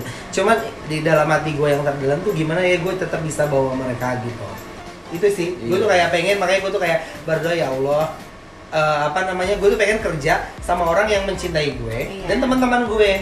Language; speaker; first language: Indonesian; native; Indonesian